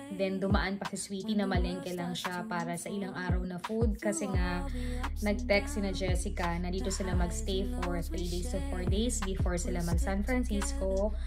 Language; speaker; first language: Filipino; native; Filipino